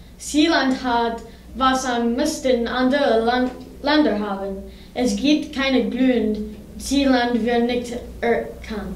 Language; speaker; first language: German; non-native, learner; English